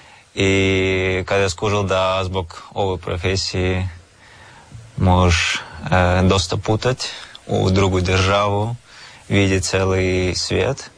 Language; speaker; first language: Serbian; non-native, learner; Russian